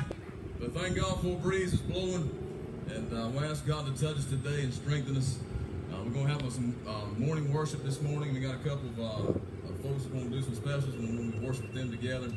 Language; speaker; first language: English; native; English